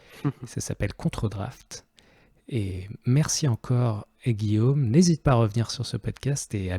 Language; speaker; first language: French; native; French